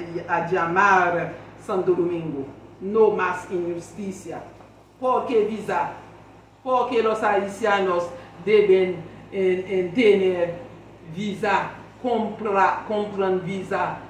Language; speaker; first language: Spanish; non-native, learner; Haitian Creole